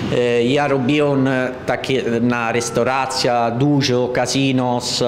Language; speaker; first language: Polish; non-native, learner; Italian